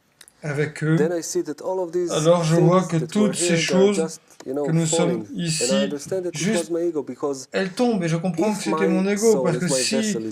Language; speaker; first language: French; non-native, fluent; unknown